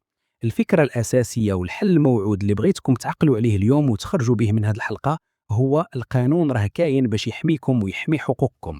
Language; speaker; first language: Arabic; native; Arabic